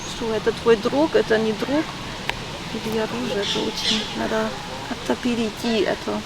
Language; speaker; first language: Russian; early bilingual, heritage; Russian